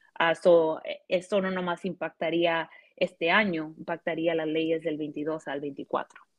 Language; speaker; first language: Spanish; early bilingual, heritage; Spanish